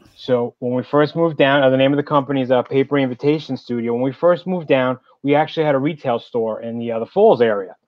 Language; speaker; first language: English; native; English